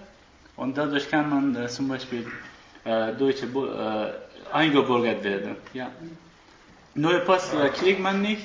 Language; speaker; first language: German; non-native, learner; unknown